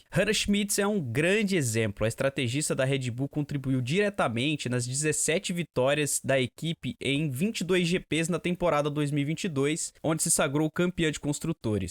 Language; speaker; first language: Portuguese; native; Portuguese